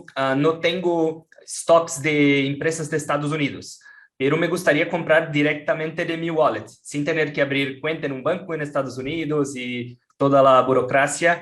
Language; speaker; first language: Spanish; non-native, fluent; Portuguese